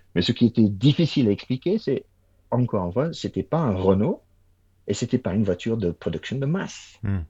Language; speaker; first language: French; non-native, fluent; English